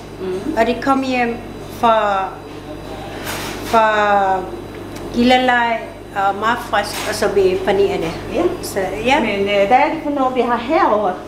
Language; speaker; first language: Danish; non-native, learner; Filipino